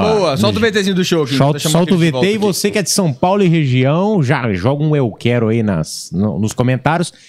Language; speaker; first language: Portuguese; native; Portuguese